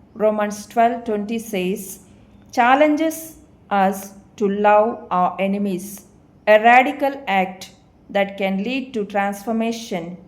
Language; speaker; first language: English; non-native, local second language; Telugu